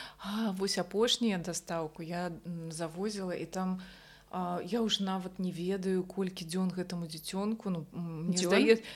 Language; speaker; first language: Belarusian; non-native, local second language; Russian